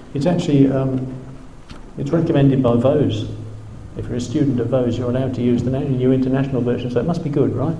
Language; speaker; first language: English; native; English